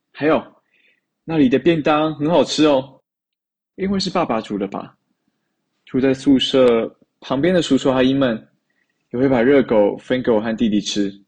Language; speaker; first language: Chinese; native; Chinese